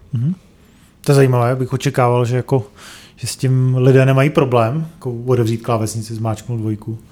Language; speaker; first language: Czech; native; Czech